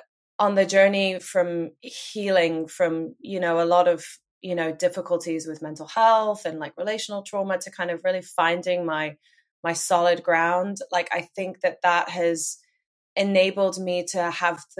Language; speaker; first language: English; native; English